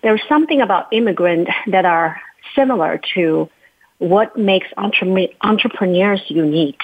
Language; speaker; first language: English; non-native, fluent; Chinese